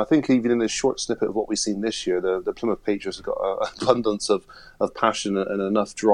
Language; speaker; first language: English; native; English